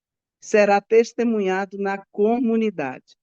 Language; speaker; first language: Portuguese; native; Portuguese